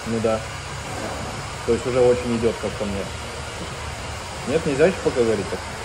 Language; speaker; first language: Russian; native; Russian